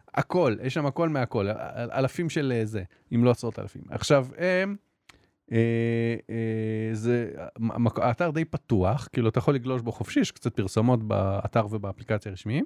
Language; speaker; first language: Hebrew; native; Hebrew